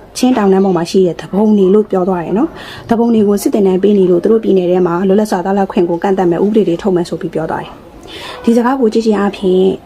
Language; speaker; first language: Burmese; native; Burmese